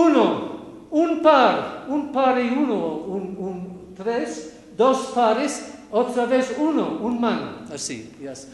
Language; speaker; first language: Spanish; non-native, fluent; English